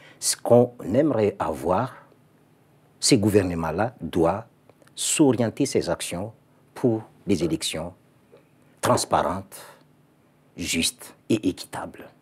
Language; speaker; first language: French; non-native, local second language; Malagasy